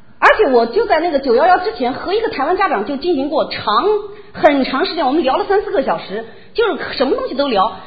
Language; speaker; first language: Chinese; native; Chinese